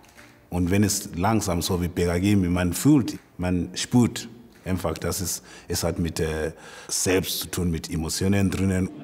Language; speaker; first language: German; non-native, learner; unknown